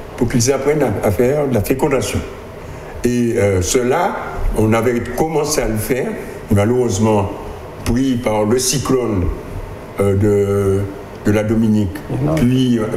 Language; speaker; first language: French; native; French